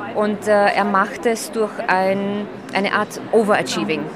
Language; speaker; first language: German; early bilingual, other home language; Slovak